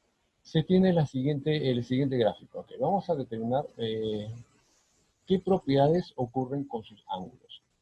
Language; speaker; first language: Spanish; native; Spanish